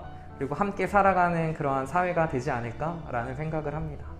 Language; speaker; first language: Korean; native; Korean